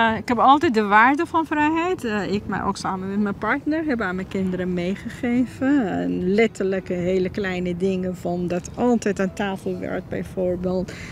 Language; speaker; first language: Dutch; non-native, fluent; Persian